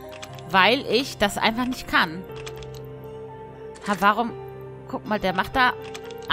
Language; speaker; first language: German; native; German